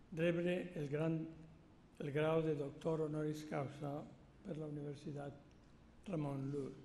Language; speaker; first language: Catalan; non-native, local second language; Spanish